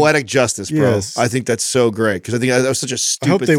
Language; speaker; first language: English; native; English